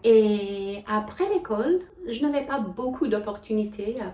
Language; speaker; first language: French; non-native, fluent; English